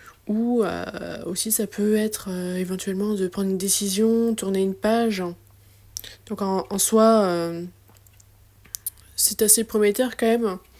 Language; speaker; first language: French; native; French